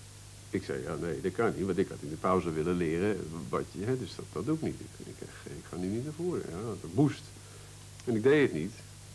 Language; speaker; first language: Dutch; native; Dutch